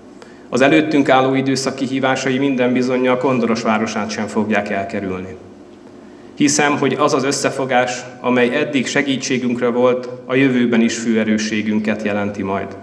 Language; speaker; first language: Hungarian; native; Hungarian